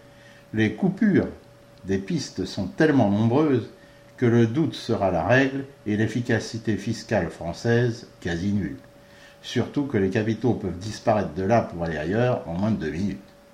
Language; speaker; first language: French; native; French